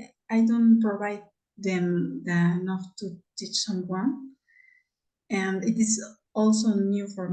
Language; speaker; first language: English; non-native, learner; Spanish